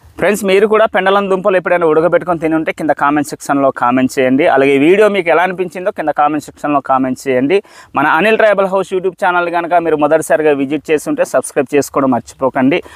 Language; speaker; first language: Telugu; non-native, local second language; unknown